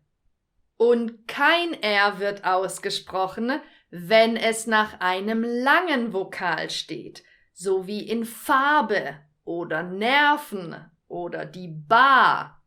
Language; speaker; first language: German; native; German